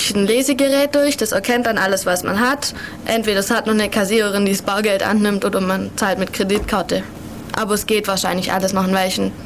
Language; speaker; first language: German; native; German